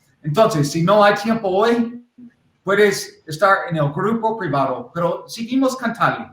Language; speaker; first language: Spanish; non-native, learner; English